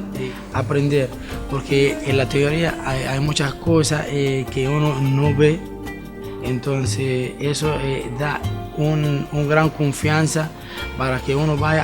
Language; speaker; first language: Spanish; non-native, fluent; Arabic